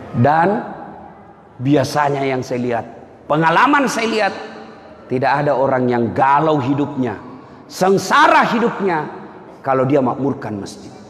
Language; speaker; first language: Indonesian; non-native, local second language; Buginese